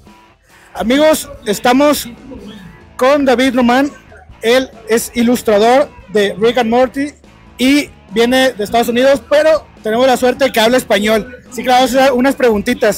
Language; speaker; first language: Spanish; native; Spanish